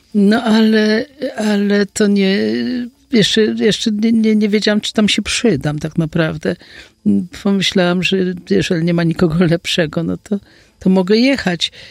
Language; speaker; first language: Polish; native; Polish